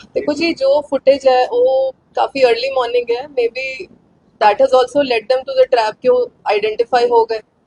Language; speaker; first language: Hindi; non-native, local second language; Punjabi